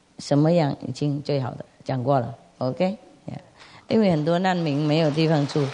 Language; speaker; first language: Chinese; non-native, fluent; Vietnamese